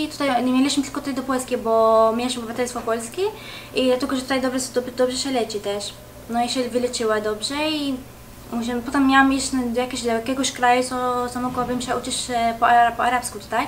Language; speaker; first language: Polish; early bilingual, heritage; Arabic